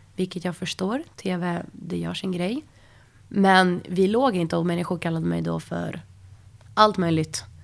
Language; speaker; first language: Swedish; early bilingual, other home language; Russian